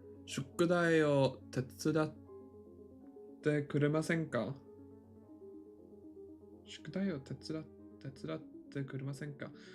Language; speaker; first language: Japanese; non-native, learner; English